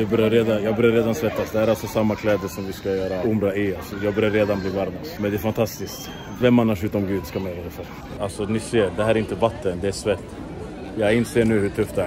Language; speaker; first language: Swedish; native; Swedish